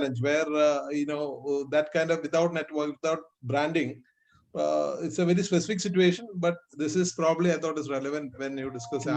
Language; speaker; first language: English; non-native, local second language; Malayalam